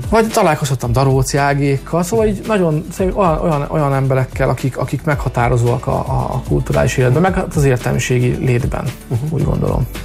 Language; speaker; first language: Hungarian; native; Hungarian